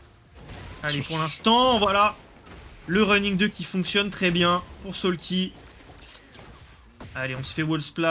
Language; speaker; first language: French; native; French